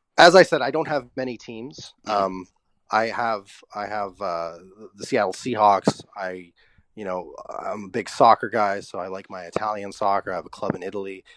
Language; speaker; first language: English; native; English